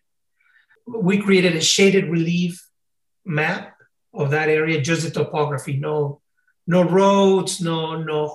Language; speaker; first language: English; non-native, fluent; Spanish